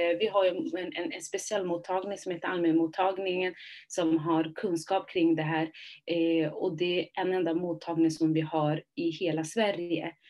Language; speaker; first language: Swedish; early bilingual, other home language; Somali